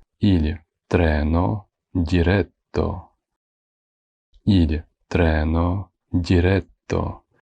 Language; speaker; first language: Italian; non-native, fluent; Ukrainian